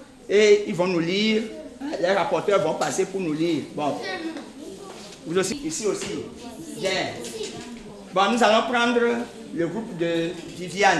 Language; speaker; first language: French; native; French